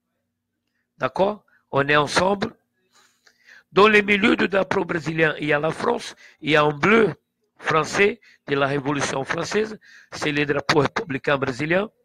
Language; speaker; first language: French; non-native, learner; Portuguese